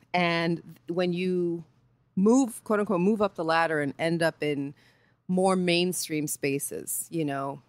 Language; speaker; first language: English; early bilingual, other home language; Spanish